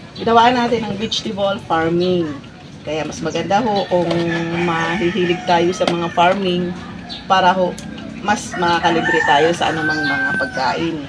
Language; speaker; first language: Filipino; non-native, local second language; Bikol